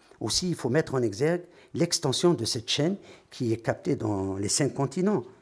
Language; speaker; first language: French; non-native, local second language; Arabic